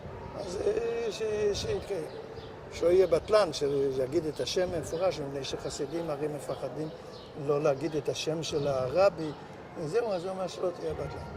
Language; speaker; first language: Hebrew; non-native, local second language; Yiddish